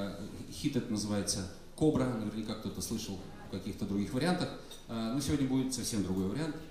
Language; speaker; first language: Russian; native; Russian